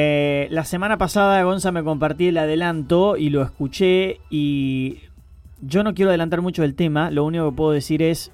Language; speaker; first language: Spanish; native; Spanish